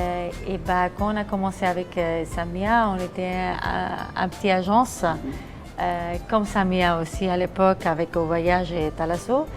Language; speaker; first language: French; non-native, fluent; Greek